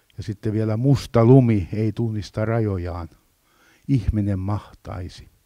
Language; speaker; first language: Finnish; native; Finnish